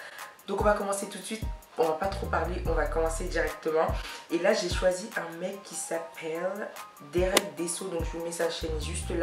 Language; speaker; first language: French; native; French